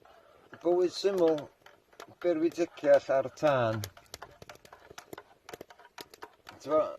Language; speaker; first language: Welsh; native; Welsh